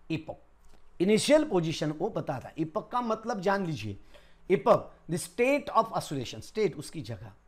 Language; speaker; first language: Hindi; non-native, local second language; Marathi